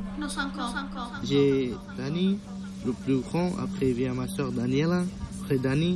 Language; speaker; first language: French; early bilingual, other home language; Romany